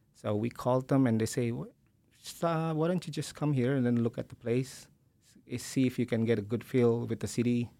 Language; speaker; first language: English; early bilingual, other home language; Indonesian